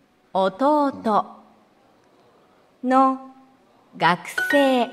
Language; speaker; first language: Japanese; non-native, learner; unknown